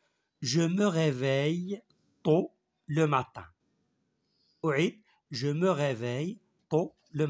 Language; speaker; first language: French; non-native, local second language; Arabic